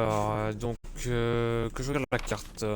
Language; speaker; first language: French; native; French